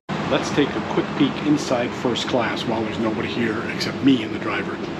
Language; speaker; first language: English; native; English